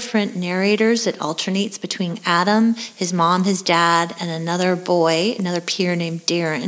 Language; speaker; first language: English; native; English